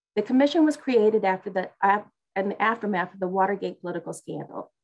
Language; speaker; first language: English; native; English